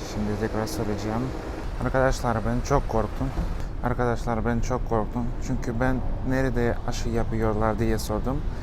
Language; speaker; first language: Turkish; non-native, learner; Russian